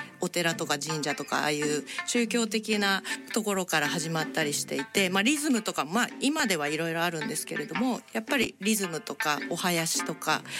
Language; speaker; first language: Japanese; native; Japanese